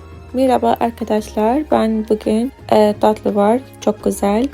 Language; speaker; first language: Turkish; non-native, learner; Arabic